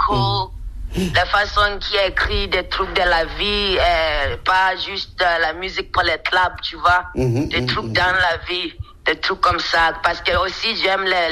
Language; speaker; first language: French; non-native, learner; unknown